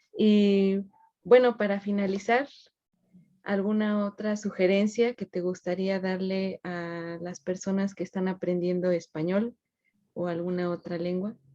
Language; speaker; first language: Spanish; native; Spanish